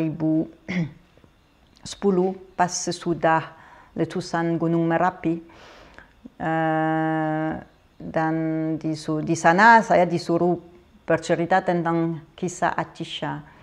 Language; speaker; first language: Indonesian; non-native, fluent; French